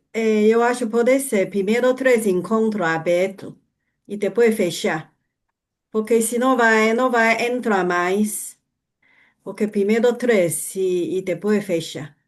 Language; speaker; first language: Portuguese; non-native, learner; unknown